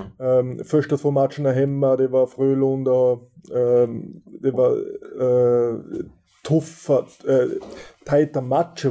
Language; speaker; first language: Swedish; non-native, fluent; German